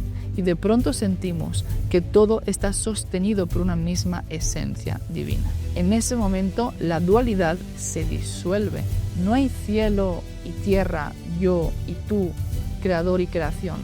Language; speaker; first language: Spanish; native; Spanish